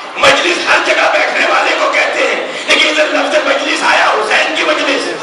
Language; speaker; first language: Urdu; native; Urdu